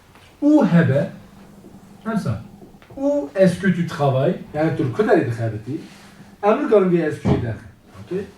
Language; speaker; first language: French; non-native, fluent; Kurdish